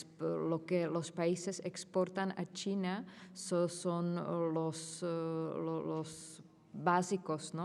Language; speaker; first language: Spanish; non-native, fluent; Czech